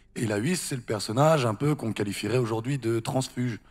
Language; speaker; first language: French; native; French